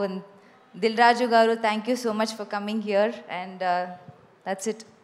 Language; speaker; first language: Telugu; non-native, learner; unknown